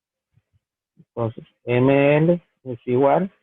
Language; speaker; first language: Spanish; native; Spanish